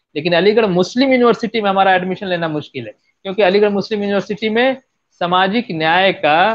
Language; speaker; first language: Hindi; non-native, local second language; Bhojpuri